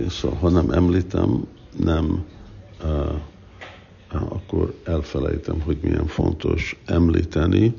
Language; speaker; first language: Hungarian; early bilingual, heritage; Hungarian